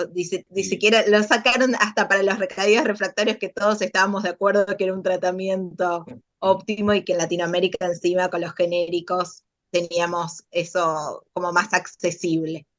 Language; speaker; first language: Spanish; native; Spanish